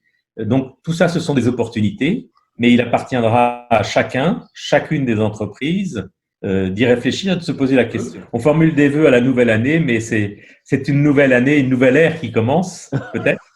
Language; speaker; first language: French; native; French